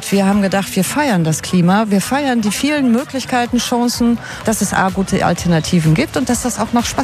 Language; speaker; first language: German; native; German